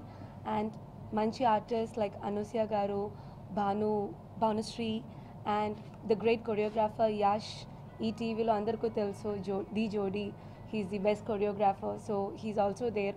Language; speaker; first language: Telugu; non-native, local second language; Malayalam